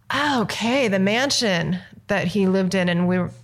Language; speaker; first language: English; early bilingual, other home language; Chinese